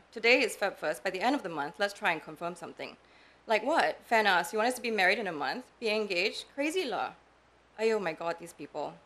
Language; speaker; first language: English; native; English